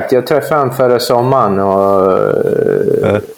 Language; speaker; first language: Swedish; non-native, fluent; English